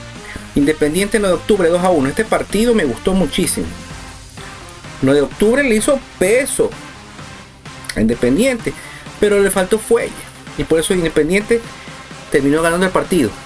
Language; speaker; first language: Spanish; native; Spanish